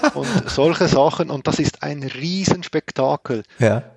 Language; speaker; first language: German; native; German